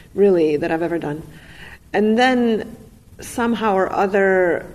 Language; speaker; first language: English; non-native, fluent; Russian